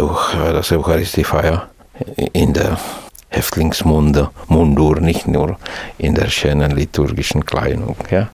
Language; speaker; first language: German; non-native, fluent; Czech